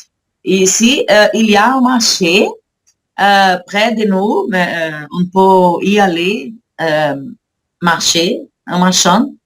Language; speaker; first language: French; non-native, learner; Portuguese